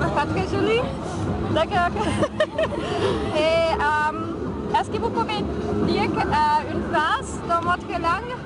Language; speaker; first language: French; non-native, learner; English